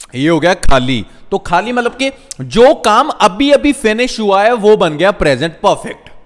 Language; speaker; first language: Hindi; non-native, local second language; Punjabi